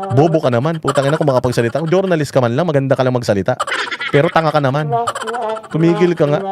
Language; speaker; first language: Filipino; native; Filipino